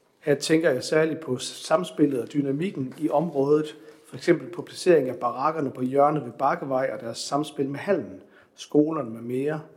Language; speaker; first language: Danish; native; Danish